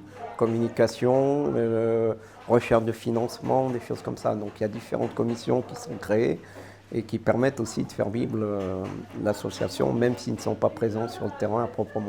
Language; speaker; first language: French; native; French